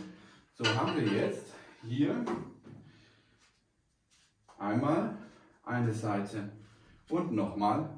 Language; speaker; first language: German; native; German